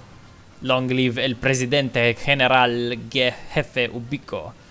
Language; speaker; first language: Spanish; non-native, learner; Italian